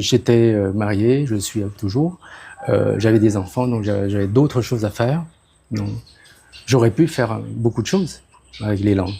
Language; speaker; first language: French; non-native, fluent; Khmer